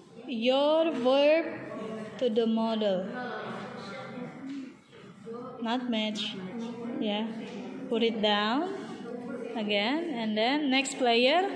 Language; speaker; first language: English; non-native, fluent; Indonesian